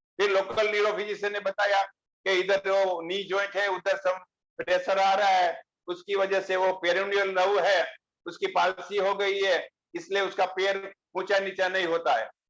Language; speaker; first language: Hindi; non-native, local second language; Gujarati